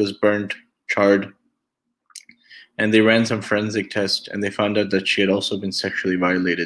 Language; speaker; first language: English; native; English